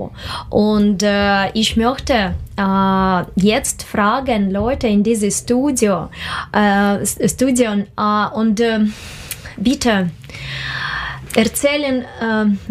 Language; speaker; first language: German; non-native, learner; Russian